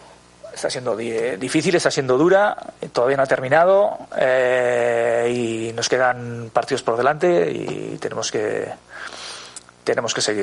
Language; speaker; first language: Spanish; native; Spanish